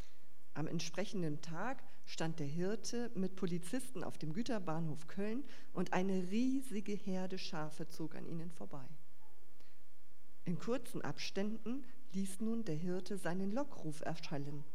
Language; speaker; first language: German; native; German